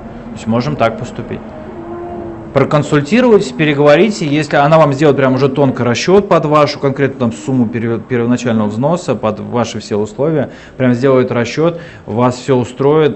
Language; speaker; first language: Russian; native; Russian